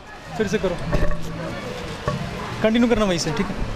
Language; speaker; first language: Hindi; native; Hindi